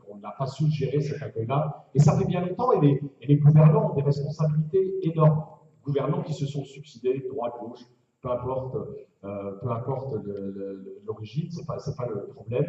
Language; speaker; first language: French; native; French